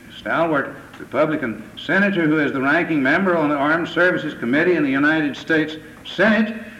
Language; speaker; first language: English; native; English